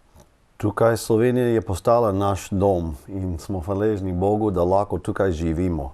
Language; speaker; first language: Slovenian; non-native, learner; English